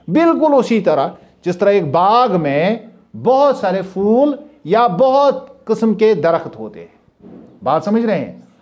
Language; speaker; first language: Urdu; non-native, local second language; Kashmiri